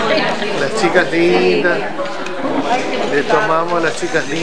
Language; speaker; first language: Spanish; native; Spanish